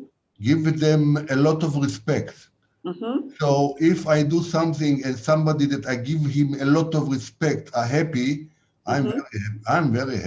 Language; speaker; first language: English; non-native, fluent; Hebrew